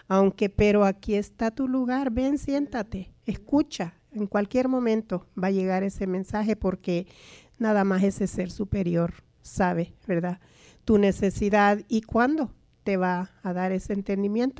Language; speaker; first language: Spanish; native; Spanish